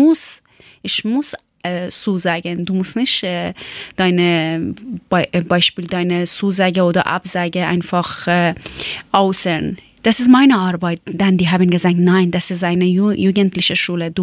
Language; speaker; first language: German; non-native, learner; Persian